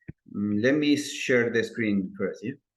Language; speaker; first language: English; non-native, learner; Spanish